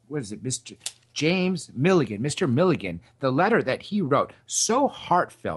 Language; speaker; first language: English; native; English